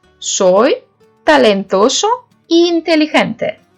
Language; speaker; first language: Spanish; non-native, learner; Turkish